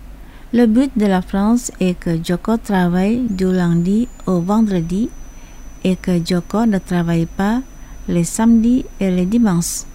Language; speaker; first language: French; non-native, fluent; Indonesian